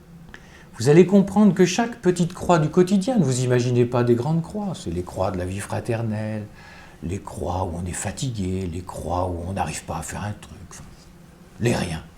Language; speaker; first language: French; native; French